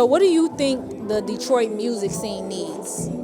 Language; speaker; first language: English; native; English